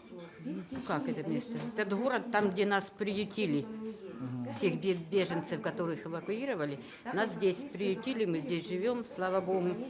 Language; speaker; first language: Russian; native; Russian